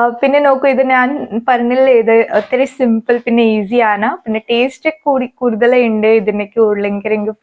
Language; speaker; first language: Malayalam; non-native, learner; Hindi